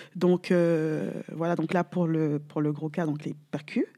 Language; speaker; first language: French; native; French